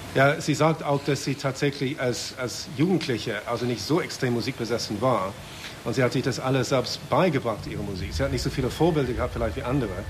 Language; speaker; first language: German; non-native, fluent; English